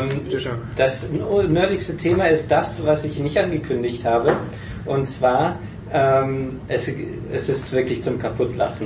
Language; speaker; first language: German; native; German